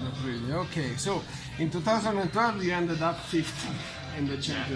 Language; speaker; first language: English; non-native, fluent; Italian